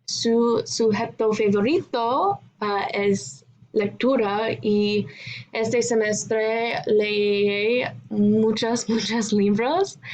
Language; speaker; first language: Spanish; non-native, learner; English